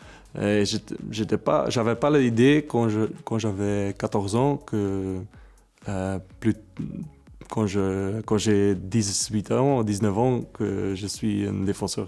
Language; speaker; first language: French; non-native, local second language; Dutch